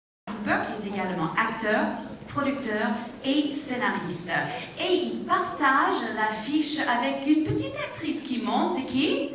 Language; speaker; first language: French; native; French